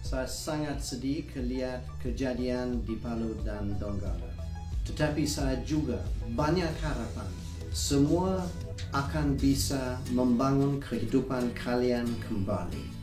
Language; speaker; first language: Indonesian; non-native, fluent; English